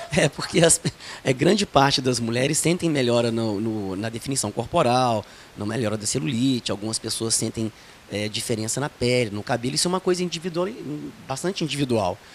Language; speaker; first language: Portuguese; native; Portuguese